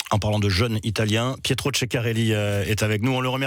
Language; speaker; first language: French; native; French